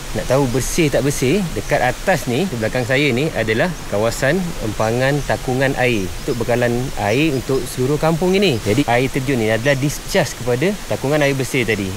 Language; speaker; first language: Malay; native; Malay